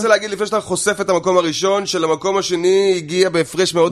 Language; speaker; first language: Hebrew; native; Hebrew